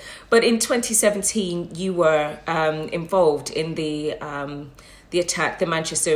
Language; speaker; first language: English; native; English